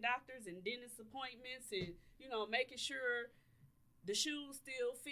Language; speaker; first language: English; native; English